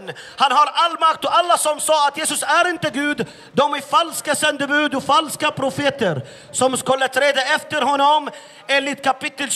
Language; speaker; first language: Swedish; non-native, fluent; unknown